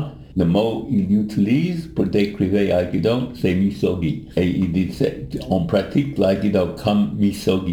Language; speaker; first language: French; non-native, learner; English